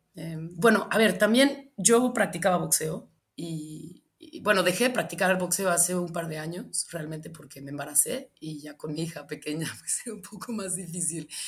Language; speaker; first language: Spanish; native; Spanish